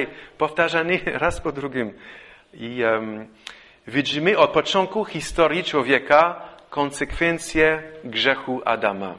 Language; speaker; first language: Polish; non-native, fluent; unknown